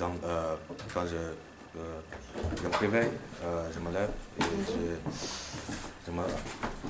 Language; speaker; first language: French; non-native, learner; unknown